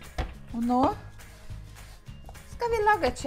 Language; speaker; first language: Norwegian; non-native, learner; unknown